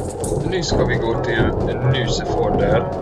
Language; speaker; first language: Swedish; non-native, learner; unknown